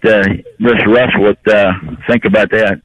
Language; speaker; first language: English; native; English